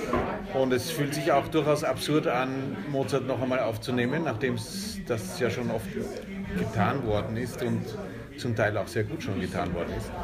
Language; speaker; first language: German; native; German